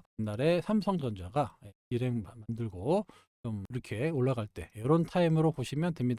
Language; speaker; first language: Korean; native; Korean